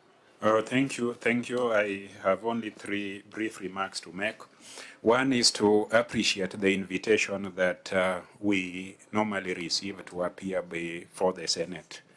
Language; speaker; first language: English; non-native, local second language; Luo (Kenya and Tanzania)